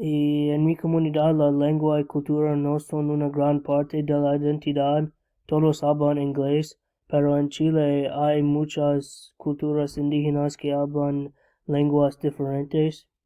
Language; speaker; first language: Spanish; non-native, learner; English